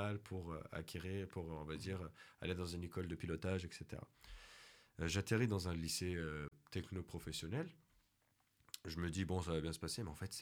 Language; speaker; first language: French; native; French